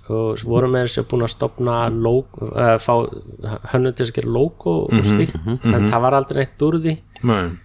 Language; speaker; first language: Icelandic; non-native, fluent; English